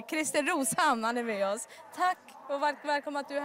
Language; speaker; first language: Swedish; native; Swedish